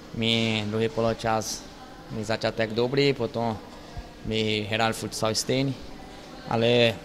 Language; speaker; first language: Czech; non-native, learner; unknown